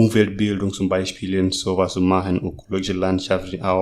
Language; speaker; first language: German; non-native, learner; Masai